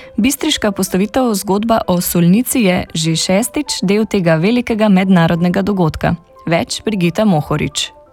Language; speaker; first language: Slovenian; native; Slovenian